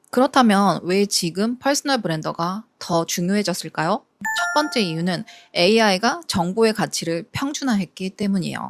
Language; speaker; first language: Korean; native; Korean